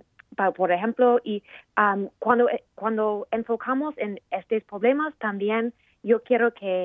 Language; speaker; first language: Spanish; non-native, fluent; English